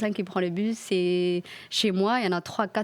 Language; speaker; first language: French; non-native, fluent; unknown